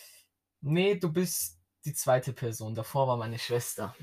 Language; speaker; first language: German; native; German